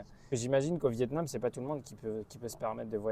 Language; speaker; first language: French; native; French